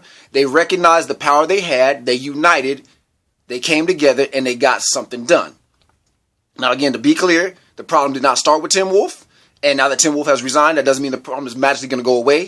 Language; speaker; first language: English; native; English